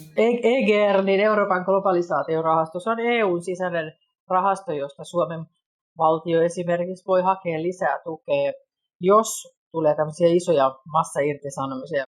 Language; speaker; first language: Finnish; native; Finnish